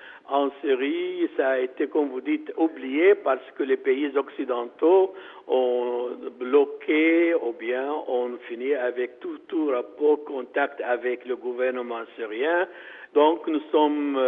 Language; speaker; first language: French; non-native, fluent; Arabic